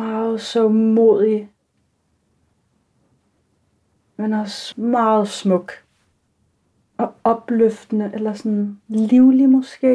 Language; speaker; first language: Danish; early bilingual, other home language; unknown